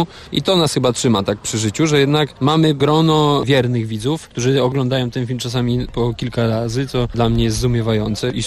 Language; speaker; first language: Polish; native; Polish